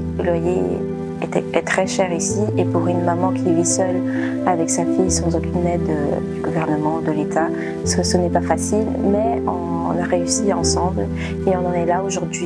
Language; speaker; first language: French; early bilingual, other home language; Portuguese